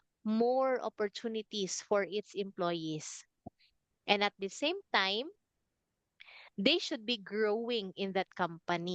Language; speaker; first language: English; non-native, fluent; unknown